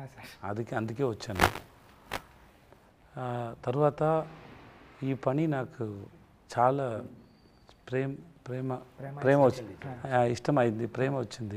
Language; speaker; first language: Telugu; non-native, learner; Tamil